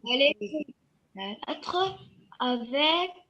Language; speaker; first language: French; non-native, learner; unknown